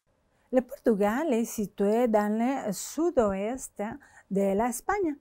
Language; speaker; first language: French; non-native, fluent; Spanish